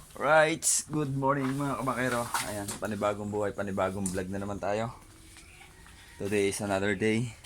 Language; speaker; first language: Filipino; native; Filipino